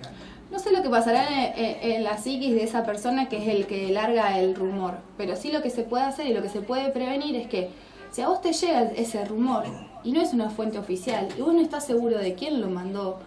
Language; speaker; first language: Spanish; native; Spanish